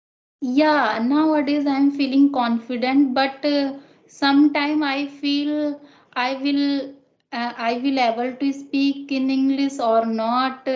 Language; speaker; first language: English; non-native, learner; Hindi